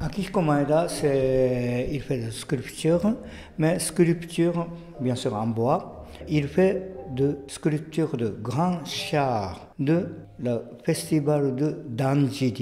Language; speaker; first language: French; non-native, fluent; Japanese